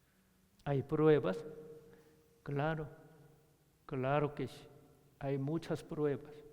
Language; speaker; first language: Spanish; non-native, learner; Korean